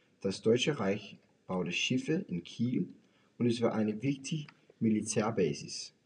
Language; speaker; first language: German; non-native, learner; Danish